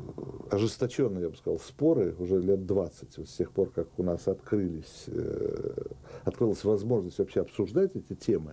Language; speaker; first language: Russian; native; Russian